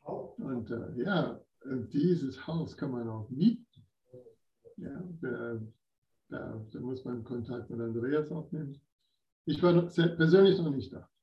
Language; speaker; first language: German; non-native, fluent; English